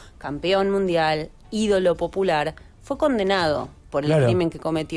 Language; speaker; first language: Spanish; native; Spanish